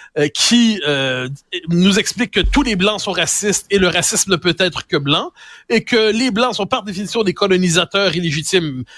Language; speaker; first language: French; native; French